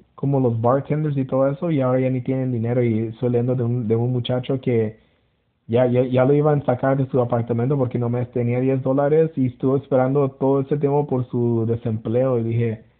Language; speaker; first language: Spanish; early bilingual, heritage; Spanish